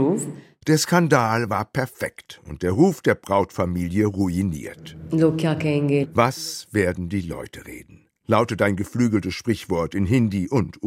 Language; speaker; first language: German; native; German